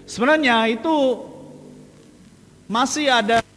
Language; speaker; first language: Indonesian; non-native, fluent; English